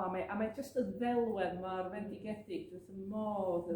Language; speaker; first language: Welsh; native; Welsh